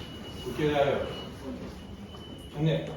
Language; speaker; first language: Korean; native; Korean